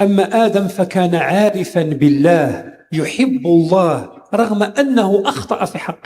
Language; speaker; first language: Arabic; native; Arabic